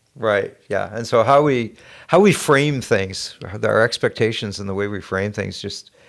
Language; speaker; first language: English; native; English